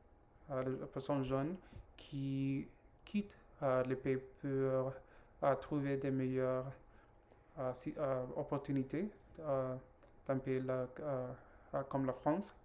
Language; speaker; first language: French; non-native, learner; Spanish